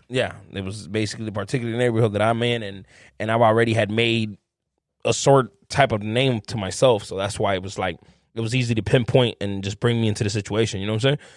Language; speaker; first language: English; native; English